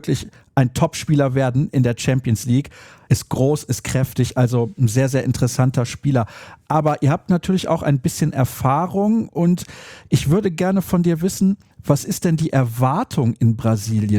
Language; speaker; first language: German; native; German